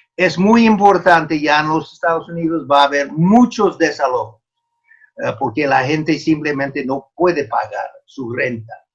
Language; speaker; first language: Spanish; non-native, fluent; English